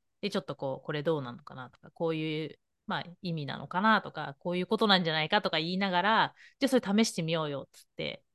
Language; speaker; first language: Japanese; native; Japanese